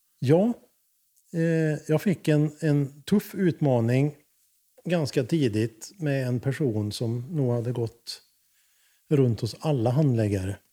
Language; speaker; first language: Swedish; native; Swedish